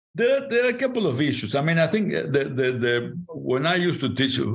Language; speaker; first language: English; non-native, fluent; Spanish